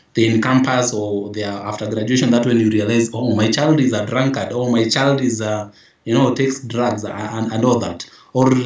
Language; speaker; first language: English; non-native, local second language; Meru